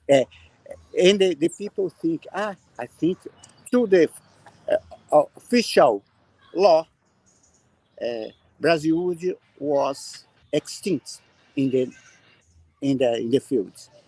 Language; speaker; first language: English; non-native, learner; Portuguese